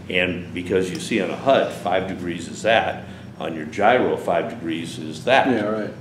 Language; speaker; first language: English; native; English